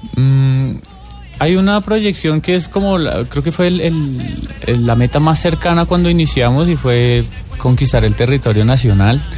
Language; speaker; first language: Spanish; native; Spanish